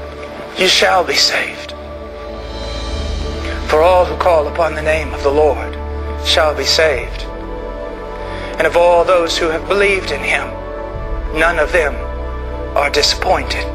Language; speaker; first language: English; native; English